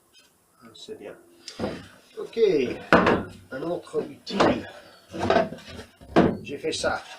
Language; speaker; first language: French; non-native, learner; English